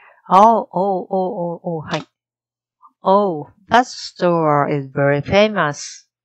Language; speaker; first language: English; non-native, learner; Japanese